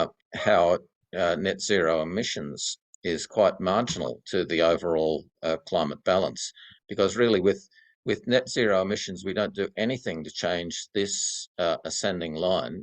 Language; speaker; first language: English; native; English